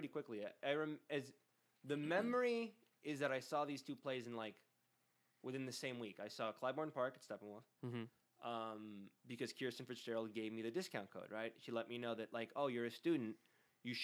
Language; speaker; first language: English; early bilingual, other home language; Spanish